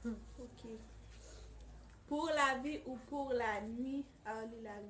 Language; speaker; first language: French; non-native, learner; Haitian Creole